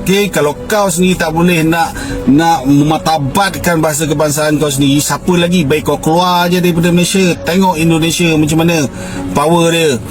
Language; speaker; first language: Malay; native; Malay